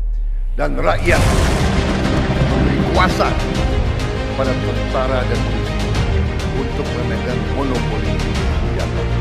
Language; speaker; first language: Indonesian; native; Indonesian